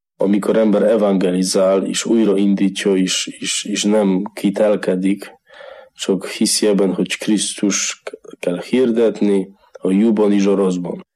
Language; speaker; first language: Hungarian; non-native, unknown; Polish